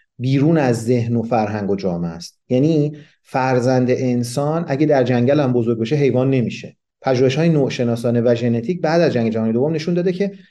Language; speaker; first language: Persian; non-native, local second language; Kurdish